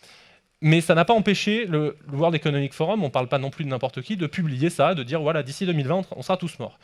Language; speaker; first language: French; native; French